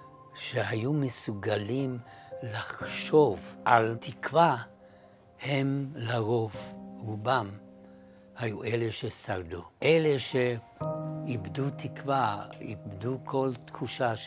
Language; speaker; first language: Hebrew; non-native, fluent; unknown